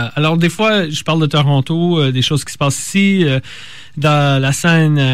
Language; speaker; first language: French; native; French